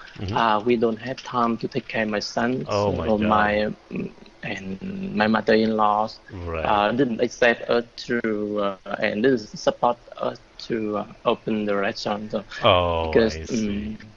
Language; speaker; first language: English; non-native, learner; Vietnamese